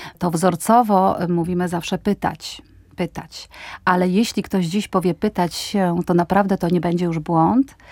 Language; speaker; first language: Polish; native; Polish